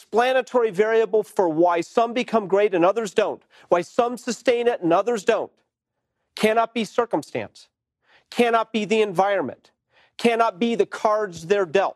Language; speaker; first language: English; native; English